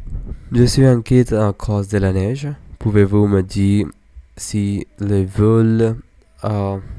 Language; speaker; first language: French; non-native, learner; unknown